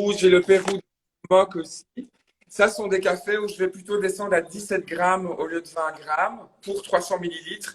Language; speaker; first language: French; native; French